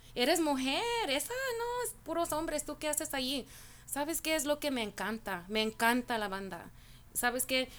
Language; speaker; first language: Spanish; early bilingual, heritage; Spanish